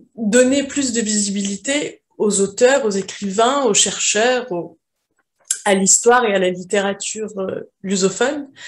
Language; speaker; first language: Portuguese; non-native, fluent; French